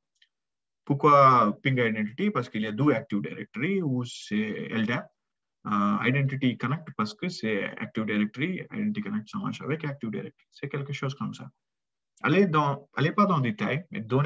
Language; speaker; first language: French; non-native, learner; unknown